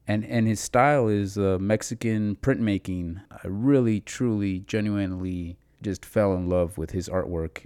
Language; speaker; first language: English; early bilingual, other home language; Spanish